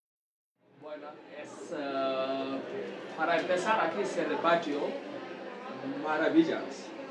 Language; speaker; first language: Spanish; non-native, learner; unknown